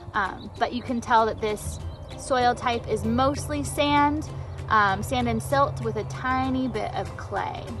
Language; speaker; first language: English; native; English